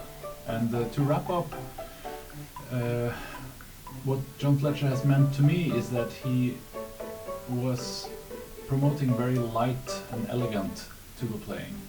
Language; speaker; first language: English; non-native, fluent; Norwegian